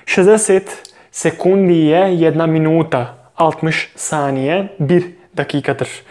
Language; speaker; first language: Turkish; non-native, fluent; Bosnian